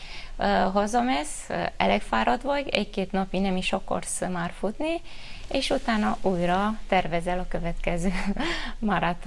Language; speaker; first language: Hungarian; non-native, fluent; Romanian